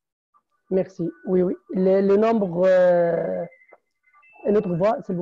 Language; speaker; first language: French; non-native, learner; Arabic